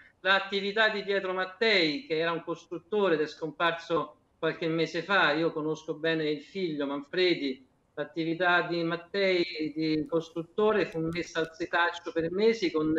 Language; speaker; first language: Italian; native; Italian